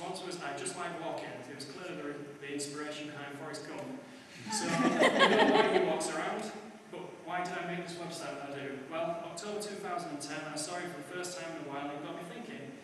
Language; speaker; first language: English; native; English